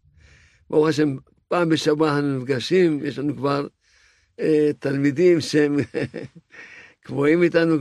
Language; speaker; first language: Hebrew; non-native, fluent; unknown